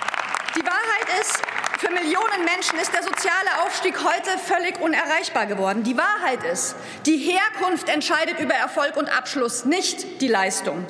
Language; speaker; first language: German; early bilingual, other home language; Turkish